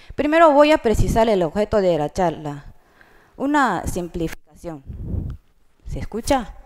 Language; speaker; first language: Spanish; non-native, fluent; Japanese